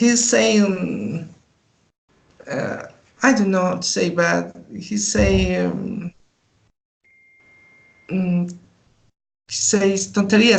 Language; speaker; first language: English; non-native, learner; Spanish